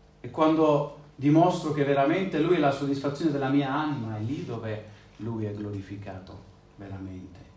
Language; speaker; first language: Italian; non-native, fluent; Spanish